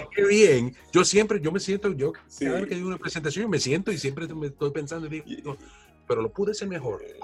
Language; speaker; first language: Spanish; early bilingual, heritage; Spanish